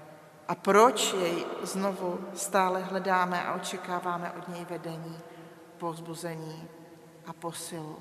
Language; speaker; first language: Czech; native; Czech